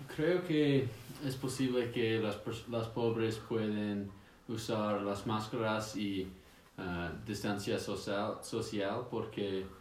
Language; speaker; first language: Spanish; non-native, learner; English